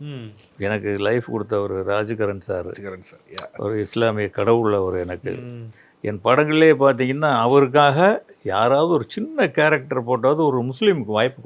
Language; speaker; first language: Tamil; native; Tamil